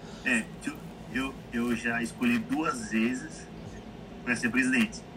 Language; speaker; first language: Portuguese; native; Portuguese